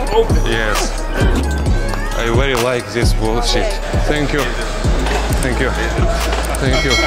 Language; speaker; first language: English; non-native, learner; Russian